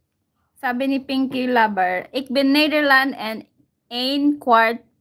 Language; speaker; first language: Dutch; non-native, learner; Filipino